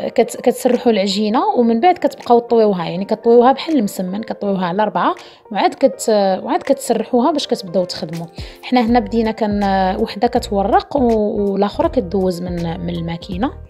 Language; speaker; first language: Arabic; native; Arabic